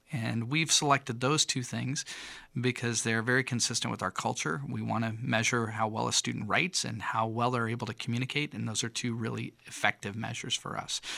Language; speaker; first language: English; native; English